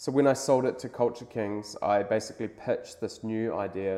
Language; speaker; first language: English; native; English